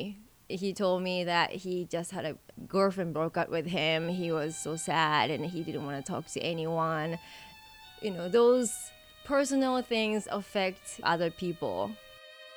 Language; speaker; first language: English; non-native, fluent; Japanese